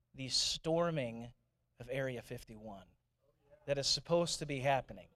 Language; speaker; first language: English; native; English